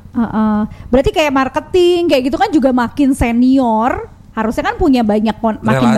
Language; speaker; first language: Indonesian; native; Indonesian